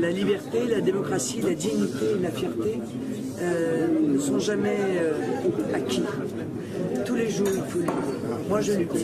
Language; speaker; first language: French; native; French